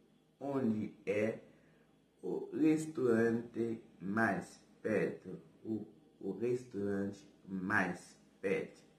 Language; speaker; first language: Portuguese; non-native, fluent; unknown